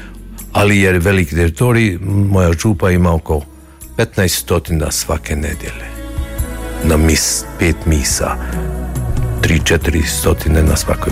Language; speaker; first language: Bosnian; early bilingual, heritage; Croatian